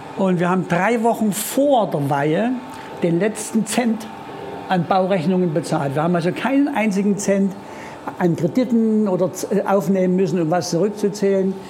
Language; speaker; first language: German; native; German